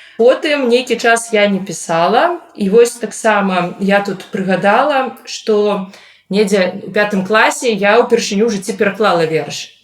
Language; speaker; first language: Belarusian; non-native, local second language; Russian